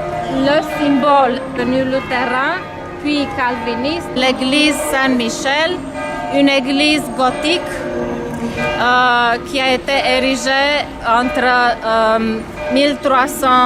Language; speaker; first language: French; non-native, fluent; Romanian